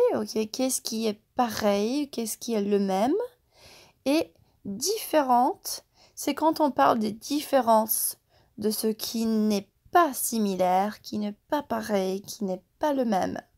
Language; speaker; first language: French; non-native, fluent; English